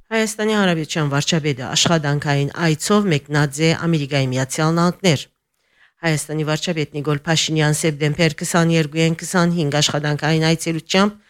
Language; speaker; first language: Armenian; early bilingual, heritage; Armenian